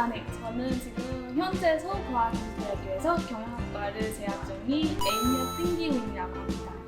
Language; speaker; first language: Korean; non-native, fluent; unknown